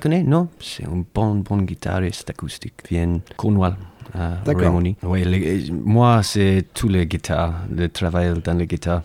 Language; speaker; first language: French; non-native, learner; English